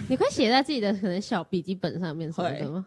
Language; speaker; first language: Chinese; native; Chinese